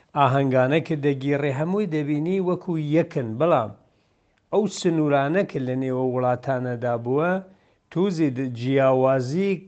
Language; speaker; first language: Central Kurdish; non-native, local second language; Southern Kurdish